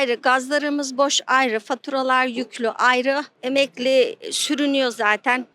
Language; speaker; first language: Turkish; non-native, fluent; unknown